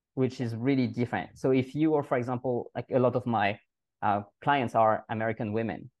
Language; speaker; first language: English; non-native, fluent; French